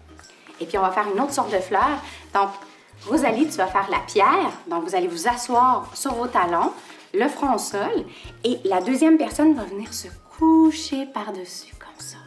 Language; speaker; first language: French; native; French